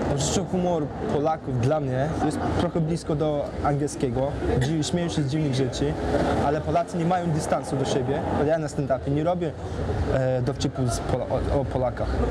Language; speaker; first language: Polish; non-native, fluent; Mongolian